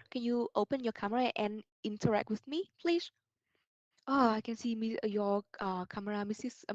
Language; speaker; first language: English; non-native, fluent; Vietnamese